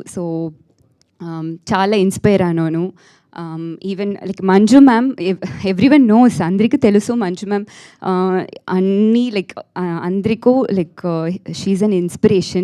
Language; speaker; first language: Telugu; non-native, local second language; Tamil